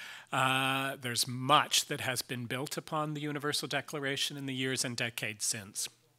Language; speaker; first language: English; native; English